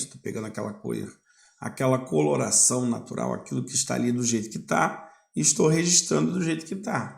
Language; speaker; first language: Portuguese; native; Portuguese